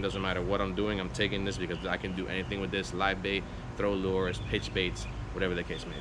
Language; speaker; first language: English; native; English